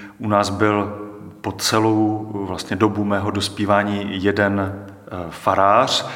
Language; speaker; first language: Czech; native; Czech